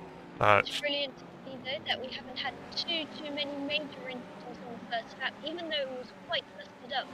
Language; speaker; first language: English; native; English